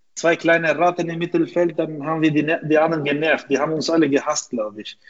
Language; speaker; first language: German; non-native, fluent; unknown